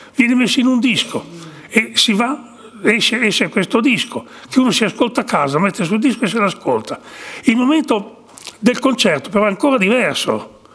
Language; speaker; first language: Italian; native; Italian